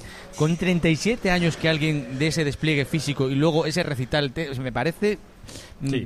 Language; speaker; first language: Spanish; native; Spanish